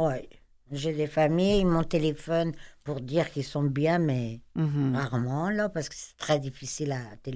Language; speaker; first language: French; non-native, fluent; Persian